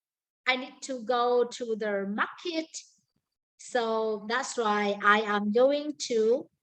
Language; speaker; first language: English; non-native, learner; Vietnamese